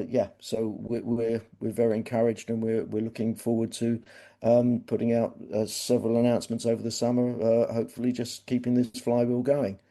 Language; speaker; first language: English; native; English